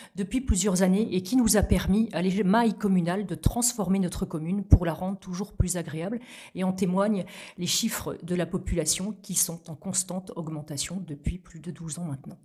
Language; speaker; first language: French; native; French